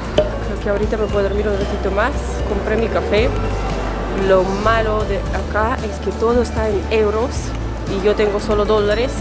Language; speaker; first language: Spanish; non-native, fluent; Russian